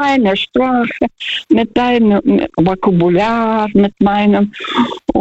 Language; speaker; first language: German; non-native, fluent; Russian